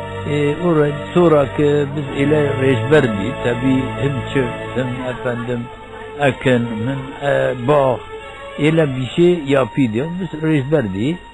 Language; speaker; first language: Turkish; non-native, local second language; Kurdish